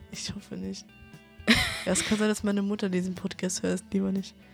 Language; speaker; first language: German; native; German